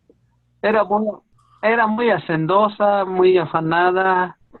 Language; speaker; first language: Spanish; native; Spanish